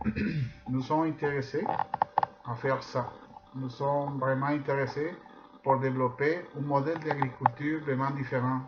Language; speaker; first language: French; non-native, fluent; Spanish